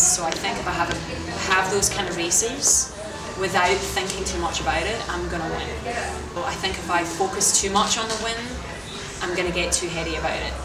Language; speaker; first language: English; native; English